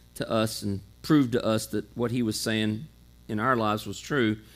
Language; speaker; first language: English; native; English